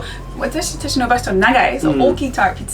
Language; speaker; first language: Japanese; non-native, learner; English